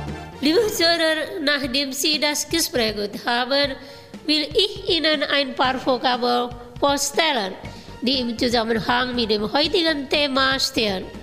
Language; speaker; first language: German; non-native, fluent; Indonesian